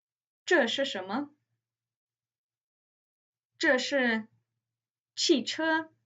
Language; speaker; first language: Chinese; non-native, fluent; English